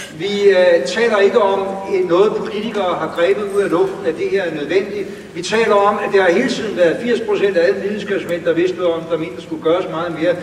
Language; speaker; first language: Danish; native; Danish